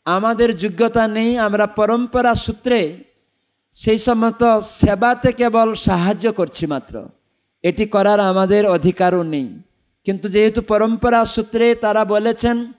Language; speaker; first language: Bangla; non-native, fluent; Odia